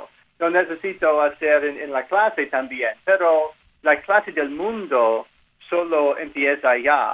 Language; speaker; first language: Spanish; non-native, learner; English